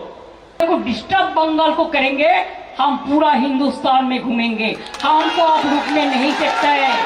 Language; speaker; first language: Hindi; non-native, local second language; Bangla